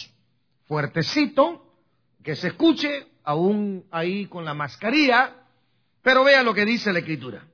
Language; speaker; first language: Spanish; native; Spanish